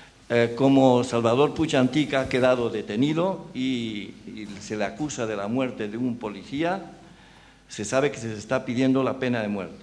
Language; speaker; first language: Spanish; native; Spanish